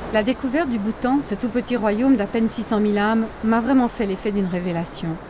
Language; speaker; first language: French; native; French